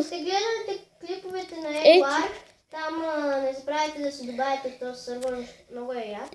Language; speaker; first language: Bulgarian; native; Bulgarian